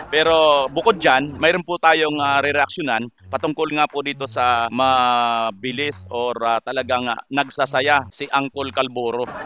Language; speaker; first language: Filipino; native; Filipino